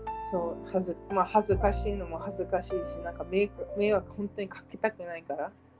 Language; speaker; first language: Japanese; early bilingual, heritage; Japanese